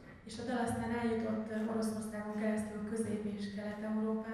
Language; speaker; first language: Hungarian; native; Hungarian